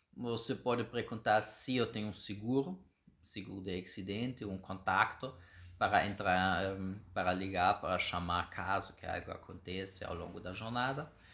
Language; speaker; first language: Portuguese; non-native, fluent; German